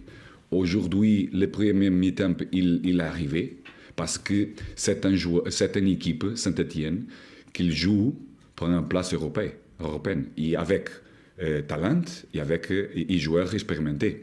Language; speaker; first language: French; non-native, learner; Portuguese